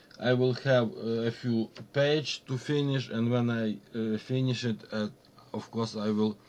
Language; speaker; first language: English; non-native, learner; Ukrainian